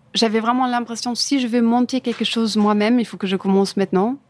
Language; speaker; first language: French; non-native, fluent; German